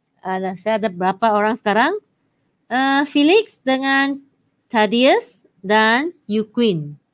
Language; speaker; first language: Malay; non-native, local second language; Chinese